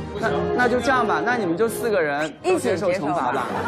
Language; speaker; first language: Chinese; native; Chinese